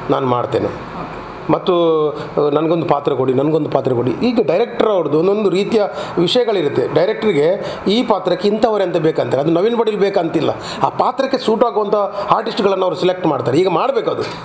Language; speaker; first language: Kannada; non-native, local second language; Tulu